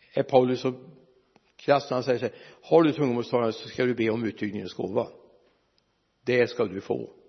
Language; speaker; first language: Swedish; native; Swedish